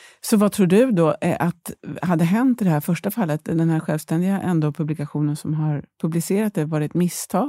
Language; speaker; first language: Swedish; native; Swedish